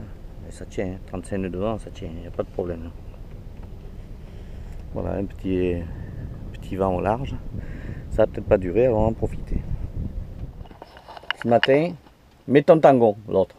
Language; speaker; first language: French; native; French